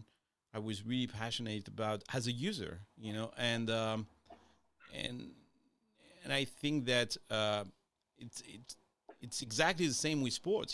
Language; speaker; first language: English; non-native, fluent; French